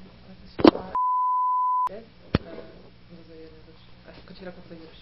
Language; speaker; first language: Japanese; non-native, learner; Italian